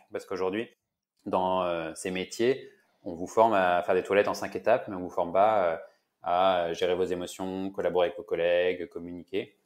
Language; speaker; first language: French; native; French